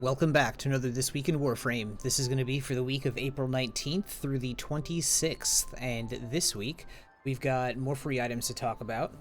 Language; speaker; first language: English; native; English